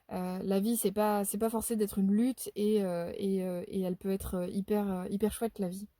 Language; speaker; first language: French; native; French